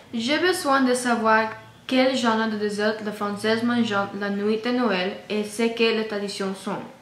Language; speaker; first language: French; non-native, learner; English